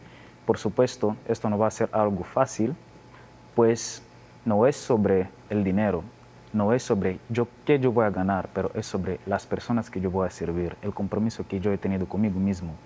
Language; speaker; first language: Spanish; non-native, learner; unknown